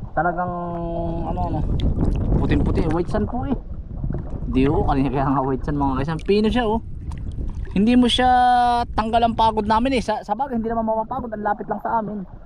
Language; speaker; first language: Filipino; native; Filipino